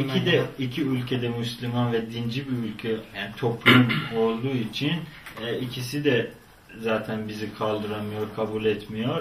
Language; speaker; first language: Turkish; non-native, fluent; Persian